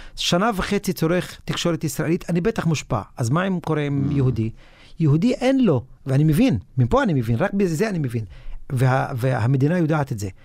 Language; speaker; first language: Hebrew; non-native, local second language; Arabic